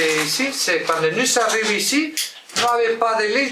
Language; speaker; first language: French; non-native, learner; Spanish